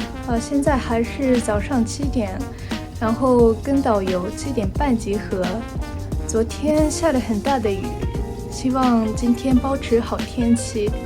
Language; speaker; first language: Chinese; non-native, learner; Japanese